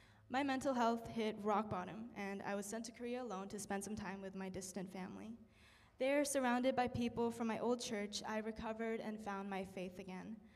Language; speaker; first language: English; early bilingual, other home language; Korean